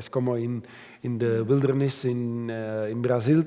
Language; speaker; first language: Spanish; non-native, fluent; Dutch